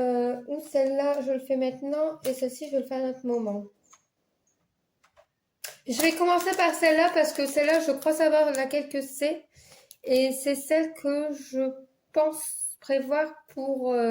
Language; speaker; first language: French; native; French